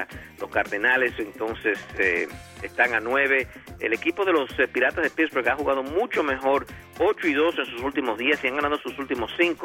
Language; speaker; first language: Spanish; native; Spanish